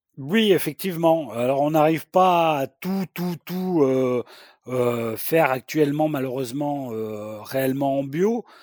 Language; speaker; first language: French; native; French